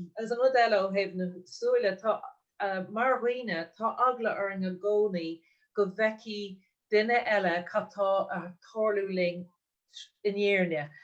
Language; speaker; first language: Irish; non-native, local second language; English